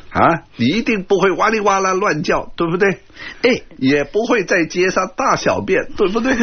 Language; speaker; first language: Chinese; non-native, local second language; Cantonese